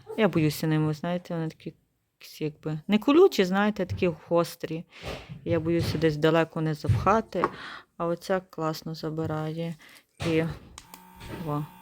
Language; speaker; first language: Ukrainian; native; Ukrainian